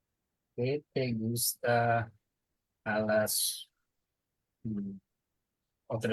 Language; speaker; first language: Spanish; non-native, learner; English